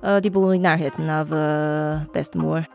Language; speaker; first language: Norwegian; non-native, learner; Chinese